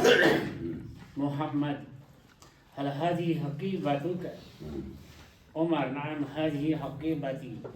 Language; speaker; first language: Arabic; non-native, learner; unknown